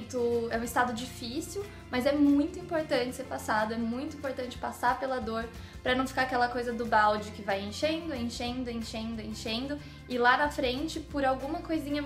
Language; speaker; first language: Portuguese; native; Portuguese